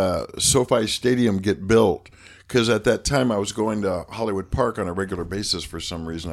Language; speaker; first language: English; native; English